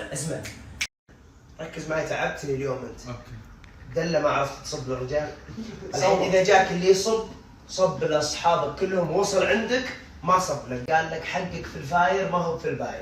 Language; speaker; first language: Arabic; native; Arabic